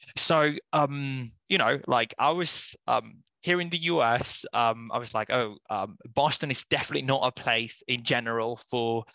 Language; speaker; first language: English; non-native, fluent; Spanish